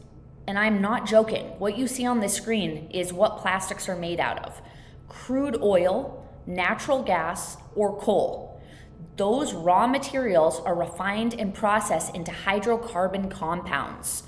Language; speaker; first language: English; native; English